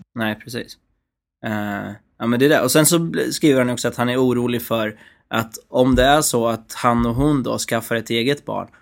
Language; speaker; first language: Swedish; native; Swedish